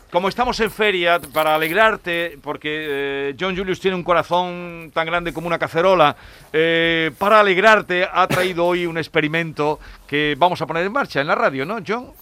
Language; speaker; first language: Spanish; native; Spanish